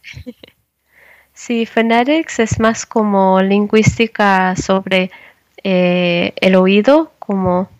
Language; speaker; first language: Spanish; non-native, learner; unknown